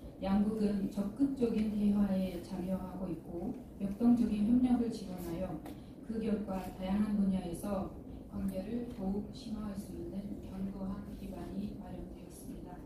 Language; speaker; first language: Korean; non-native, fluent; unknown